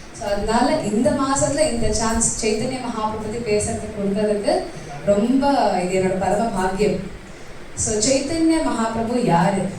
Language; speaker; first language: Tamil; early bilingual, heritage; Tamil